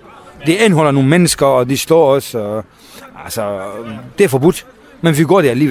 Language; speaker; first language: Danish; non-native, learner; Kurdish